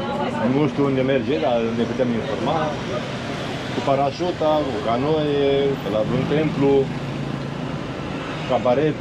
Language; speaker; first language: Romanian; native; Romanian